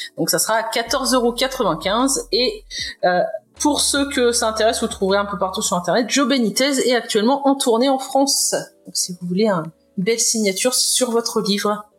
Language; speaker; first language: French; native; French